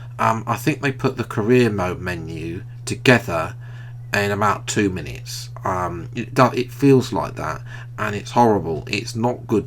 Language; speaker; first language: English; native; English